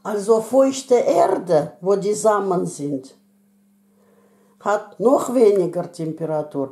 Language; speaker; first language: German; non-native, fluent; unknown